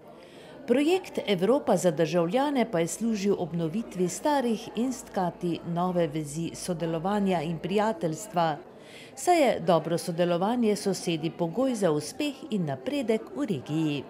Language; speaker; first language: Slovenian; native; Slovenian